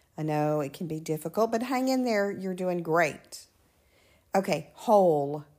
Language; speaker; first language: English; native; English